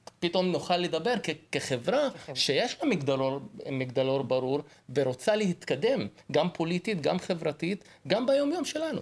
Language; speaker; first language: Hebrew; non-native, local second language; Arabic